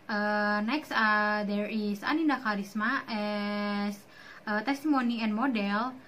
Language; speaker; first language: English; non-native, learner; Indonesian